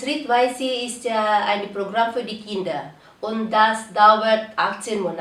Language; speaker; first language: German; non-native, learner; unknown